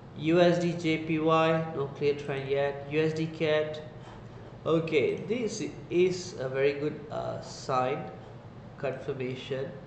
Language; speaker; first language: English; non-native, local second language; Tamil